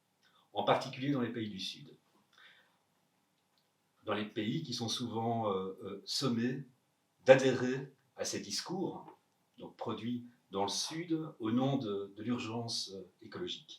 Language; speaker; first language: French; native; French